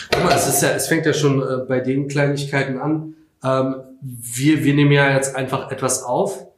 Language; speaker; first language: German; native; German